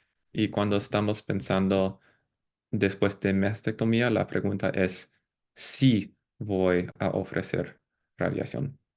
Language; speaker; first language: Spanish; non-native, fluent; English